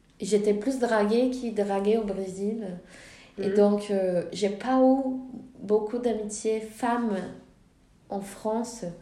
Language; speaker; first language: French; non-native, fluent; Portuguese